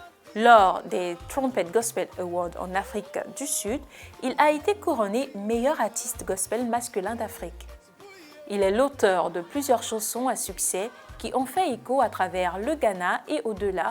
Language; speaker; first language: French; native; French